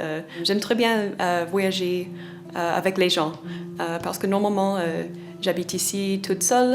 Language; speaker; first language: French; non-native, fluent; English